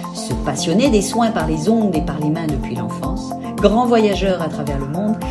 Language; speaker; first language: French; native; French